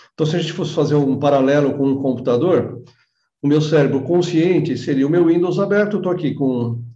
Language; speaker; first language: Portuguese; native; Portuguese